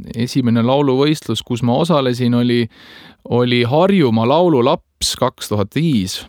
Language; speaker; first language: Estonian; native; Estonian